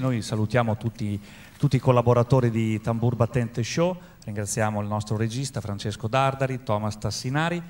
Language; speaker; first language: Italian; native; Italian